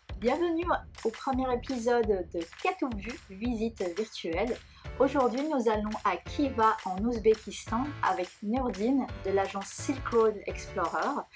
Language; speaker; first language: French; native; French